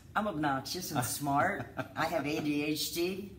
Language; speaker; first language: English; native; English